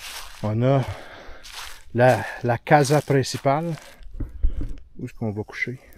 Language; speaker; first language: French; native; French